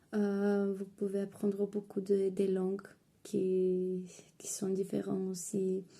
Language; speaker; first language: French; non-native, fluent; Bulgarian